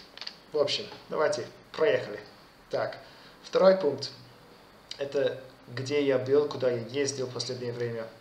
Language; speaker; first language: Russian; non-native, fluent; English